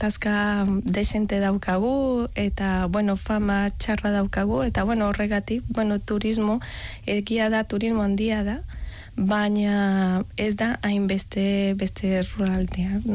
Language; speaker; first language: Basque; non-native, learner; Spanish